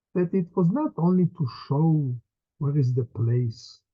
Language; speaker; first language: English; non-native, fluent; Hebrew